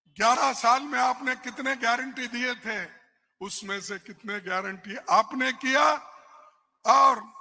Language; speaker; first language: Hindi; non-native, local second language; Kannada